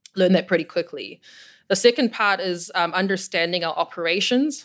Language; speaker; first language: English; native; English